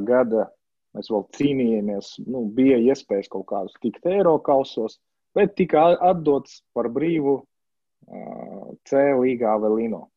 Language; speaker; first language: Latvian; non-native, local second language; Russian